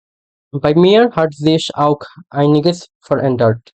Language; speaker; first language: German; non-native, fluent; Bangla